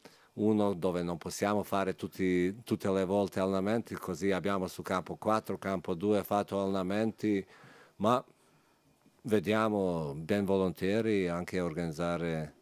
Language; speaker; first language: Italian; non-native, fluent; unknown